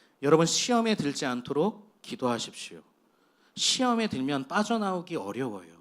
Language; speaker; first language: Korean; native; Korean